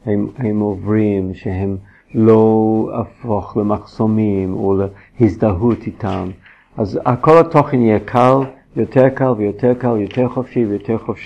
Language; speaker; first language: Hebrew; non-native, fluent; English